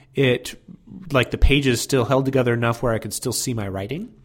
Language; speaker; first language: English; native; English